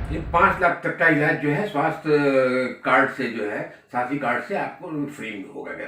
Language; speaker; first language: Hindi; native; Hindi